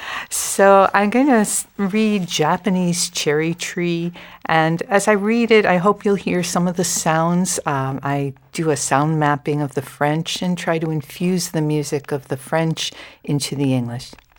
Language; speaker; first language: English; native; English